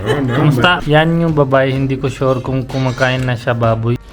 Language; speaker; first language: Filipino; non-native, learner; Punjabi